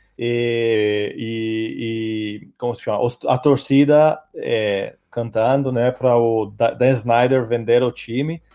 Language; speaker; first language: Portuguese; non-native, fluent; Italian